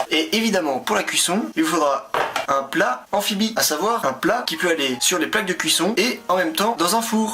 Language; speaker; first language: French; native; French